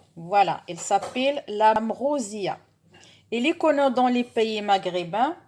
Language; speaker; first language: French; non-native, local second language; Arabic